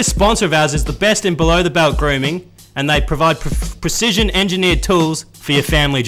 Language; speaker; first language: English; native; English